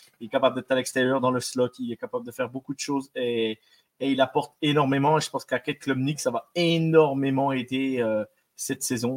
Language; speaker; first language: French; native; French